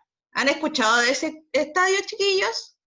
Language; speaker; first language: Spanish; native; Spanish